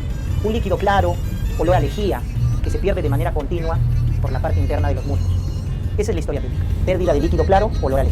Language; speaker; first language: Spanish; native; Spanish